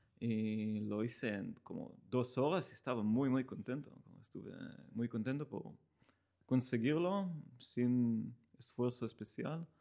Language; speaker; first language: Spanish; non-native, learner; Hebrew